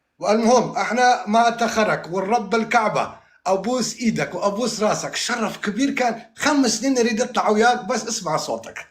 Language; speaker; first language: Arabic; non-native, local second language; Kurdish